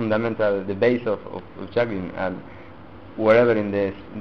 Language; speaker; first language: English; non-native, learner; Spanish